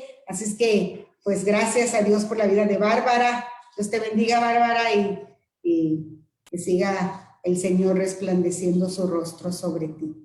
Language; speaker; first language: Spanish; native; Spanish